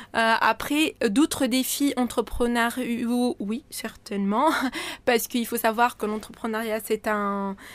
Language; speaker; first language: French; non-native, local second language; Arabic